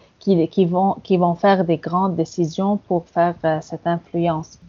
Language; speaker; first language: French; non-native, fluent; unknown